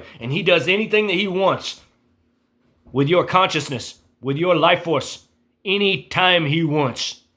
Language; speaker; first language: English; native; English